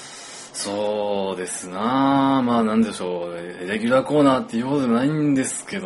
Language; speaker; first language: Japanese; native; Japanese